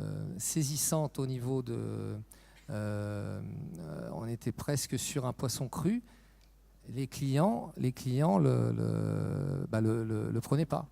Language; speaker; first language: French; native; French